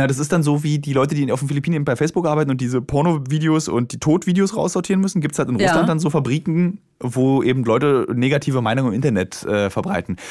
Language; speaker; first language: German; native; German